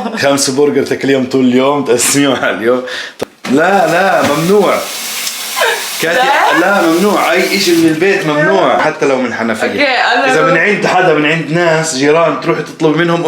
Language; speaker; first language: Arabic; native; Arabic